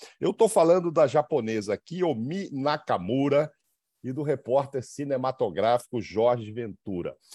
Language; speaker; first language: Portuguese; native; Portuguese